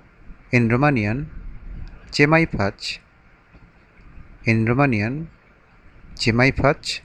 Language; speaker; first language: Romanian; non-native, learner; Bangla